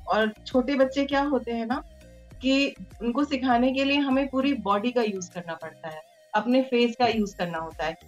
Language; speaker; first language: Hindi; native; Hindi